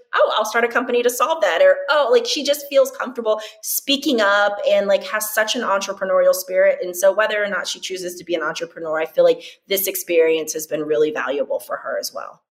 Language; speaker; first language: English; native; English